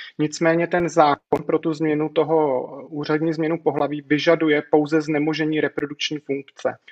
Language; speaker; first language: Czech; native; Czech